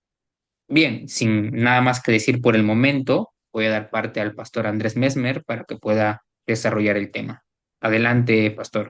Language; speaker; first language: Spanish; native; Spanish